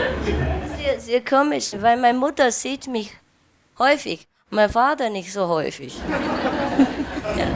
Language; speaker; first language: German; non-native, learner; Vietnamese